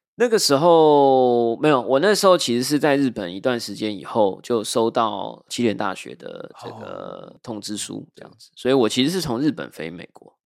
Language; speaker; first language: Chinese; native; Chinese